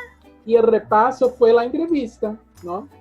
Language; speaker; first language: Spanish; non-native, fluent; Portuguese